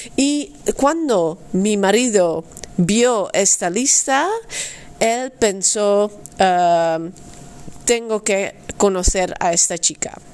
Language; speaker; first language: Spanish; non-native, fluent; Dutch